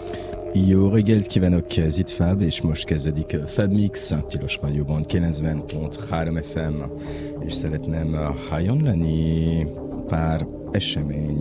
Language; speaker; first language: Hungarian; non-native, learner; French